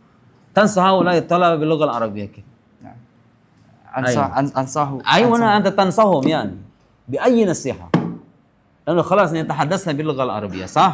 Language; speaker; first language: Arabic; non-native, fluent; Indonesian